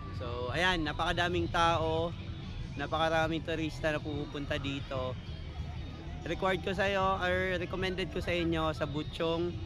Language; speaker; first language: Filipino; non-native, local second language; Cebuano